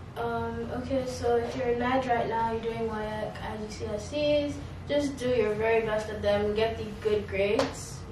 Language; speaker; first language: English; non-native, local second language; Yoruba